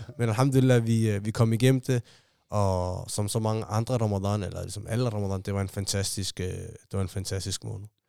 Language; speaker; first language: Danish; early bilingual, other home language; Somali